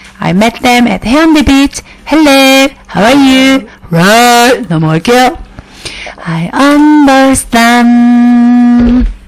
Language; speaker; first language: English; non-native, fluent; Korean